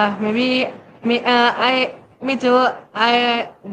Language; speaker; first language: English; non-native, learner; Indonesian